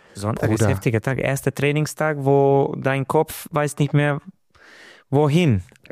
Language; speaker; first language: German; non-native, fluent; Romanian